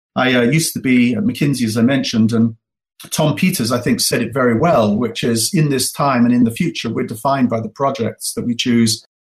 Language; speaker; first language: English; native; English